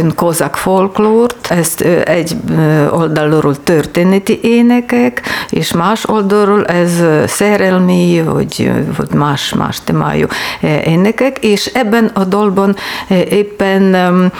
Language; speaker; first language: Hungarian; non-native, learner; Ukrainian